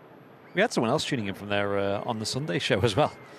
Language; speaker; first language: English; native; English